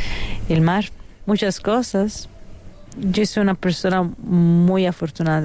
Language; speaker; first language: Spanish; non-native, fluent; Italian